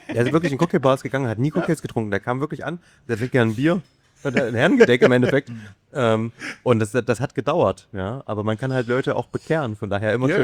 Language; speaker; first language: German; native; German